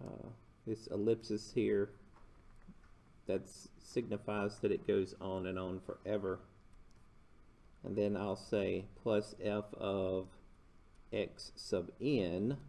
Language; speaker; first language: English; native; English